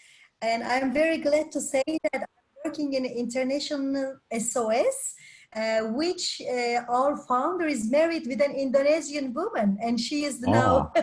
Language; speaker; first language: English; non-native, fluent; Turkish